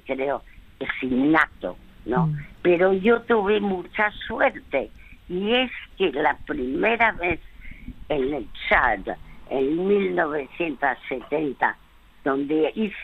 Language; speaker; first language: Spanish; early bilingual, other home language; French